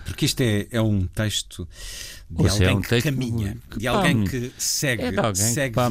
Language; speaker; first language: Portuguese; native; Portuguese